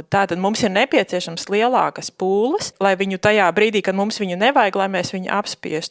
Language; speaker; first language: Latvian; native; Latvian